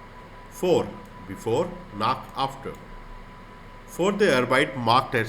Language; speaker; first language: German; non-native, fluent; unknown